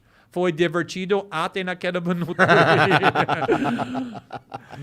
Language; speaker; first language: Portuguese; non-native, fluent; English